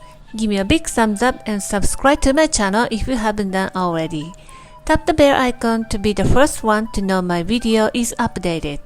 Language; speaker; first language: English; non-native, fluent; Japanese